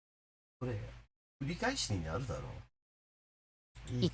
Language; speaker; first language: Japanese; non-native, fluent; English